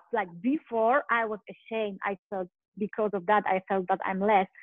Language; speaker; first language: English; non-native, fluent; Polish